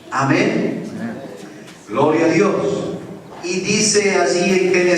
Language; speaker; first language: Spanish; native; Spanish